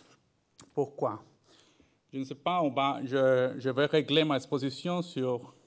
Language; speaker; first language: French; non-native, fluent; Spanish